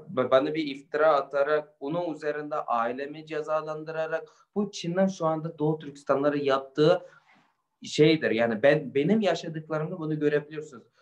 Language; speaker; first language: Turkish; non-native, fluent; Uyghur